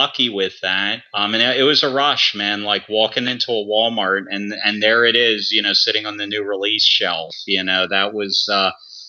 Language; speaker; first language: English; native; English